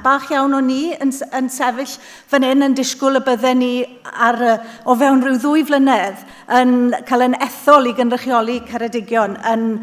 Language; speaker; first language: Welsh; native; Welsh